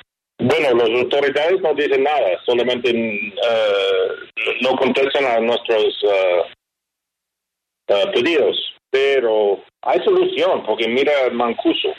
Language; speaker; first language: Spanish; non-native, fluent; English